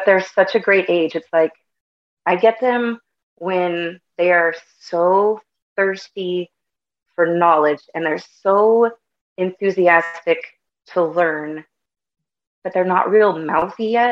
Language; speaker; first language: English; native; English